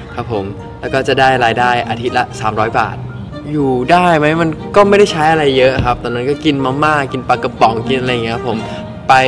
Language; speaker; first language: Thai; non-native, local second language; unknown